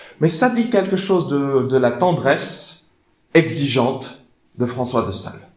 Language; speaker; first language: French; non-native, fluent; Arabic